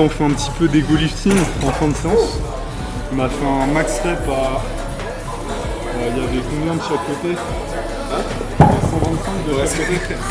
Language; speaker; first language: French; native; French